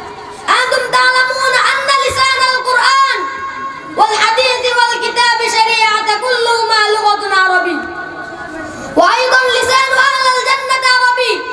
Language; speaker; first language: Arabic; non-native, learner; Bangla